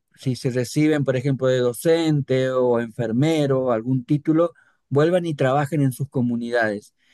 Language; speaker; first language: Spanish; native; Spanish